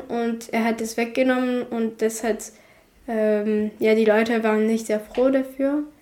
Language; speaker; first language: German; non-native, fluent; French